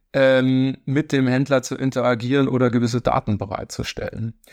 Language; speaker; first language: German; native; German